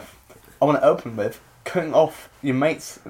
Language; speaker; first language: English; native; English